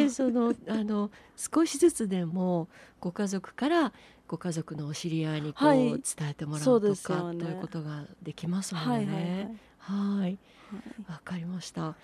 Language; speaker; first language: Japanese; native; Japanese